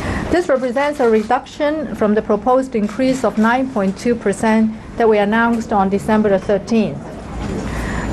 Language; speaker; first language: English; non-native, local second language; Cantonese